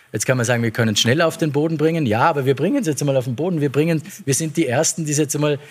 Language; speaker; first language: German; native; German